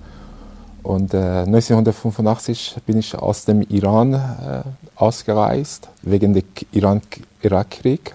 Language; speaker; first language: German; non-native, fluent; Persian